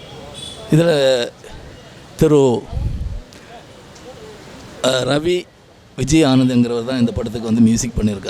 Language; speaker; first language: Tamil; native; Tamil